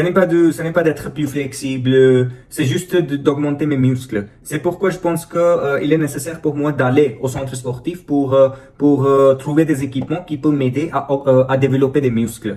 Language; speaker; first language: French; non-native, fluent; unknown